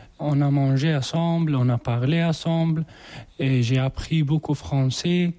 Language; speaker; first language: French; non-native, learner; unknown